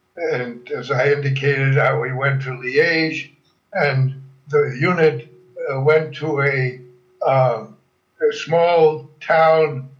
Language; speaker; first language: English; non-native, fluent; German